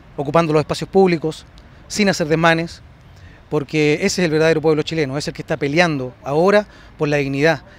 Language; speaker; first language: Spanish; native; Spanish